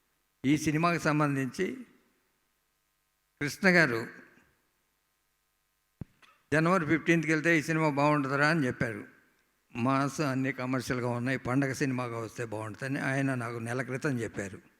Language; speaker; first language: Telugu; native; Telugu